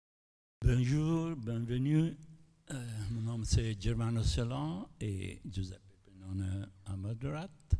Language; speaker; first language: French; non-native, fluent; Italian